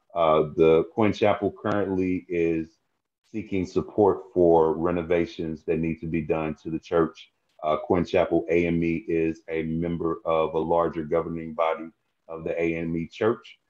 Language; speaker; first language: English; native; English